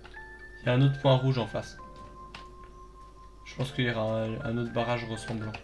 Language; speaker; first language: French; native; French